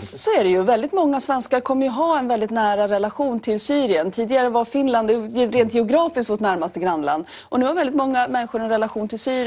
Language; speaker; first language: Swedish; native; Swedish